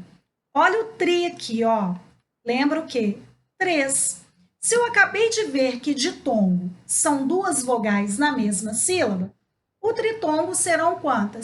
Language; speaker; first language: Portuguese; native; Portuguese